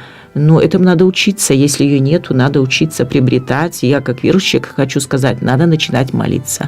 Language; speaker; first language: Russian; native; Russian